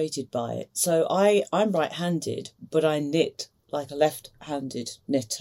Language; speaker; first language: English; native; English